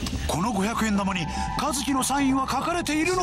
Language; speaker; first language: Japanese; native; Japanese